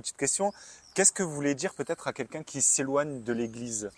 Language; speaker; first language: French; native; French